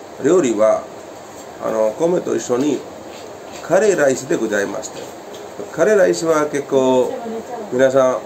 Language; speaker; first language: Japanese; non-native, fluent; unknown